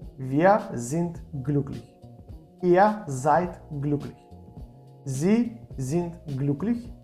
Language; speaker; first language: German; non-native, fluent; Ukrainian